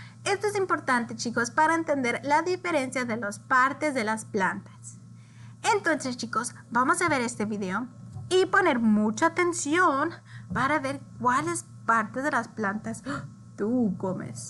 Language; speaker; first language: Spanish; early bilingual, heritage; English